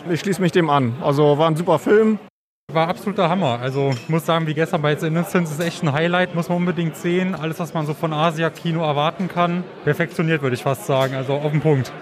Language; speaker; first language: German; native; German